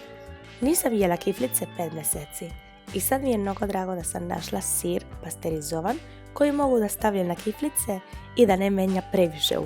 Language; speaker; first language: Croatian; non-native, fluent; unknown